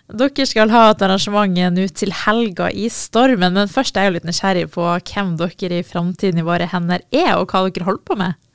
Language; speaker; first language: Norwegian; native; Norwegian